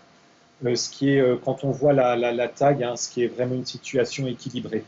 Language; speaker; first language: French; native; French